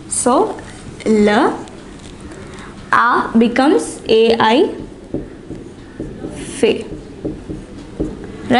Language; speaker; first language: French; non-native, fluent; English